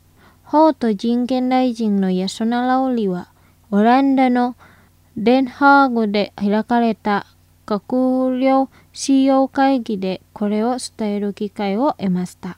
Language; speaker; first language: Japanese; non-native, fluent; Indonesian